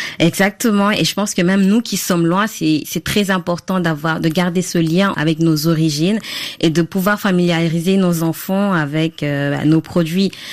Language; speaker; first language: French; non-native, local second language; Wolof